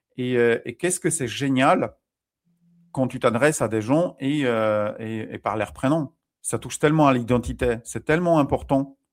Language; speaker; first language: French; non-native, fluent; Polish